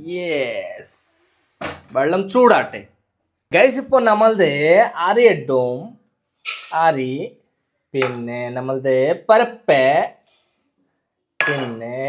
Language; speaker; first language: Malayalam; non-native, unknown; Bangla